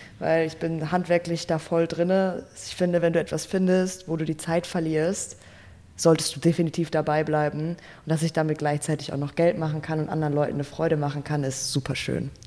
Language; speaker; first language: German; native; German